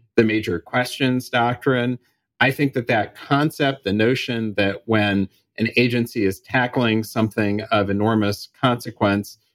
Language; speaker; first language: English; native; English